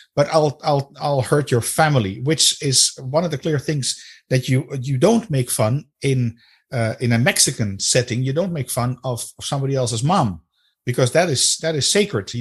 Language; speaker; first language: English; non-native, fluent; Dutch